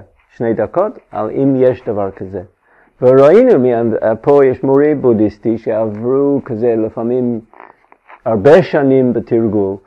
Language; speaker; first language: Hebrew; non-native, fluent; English